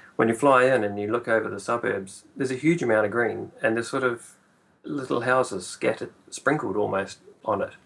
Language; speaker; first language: English; native; English